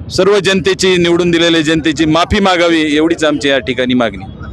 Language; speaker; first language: Marathi; native; Marathi